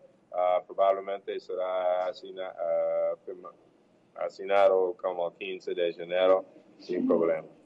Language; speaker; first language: Portuguese; non-native, learner; English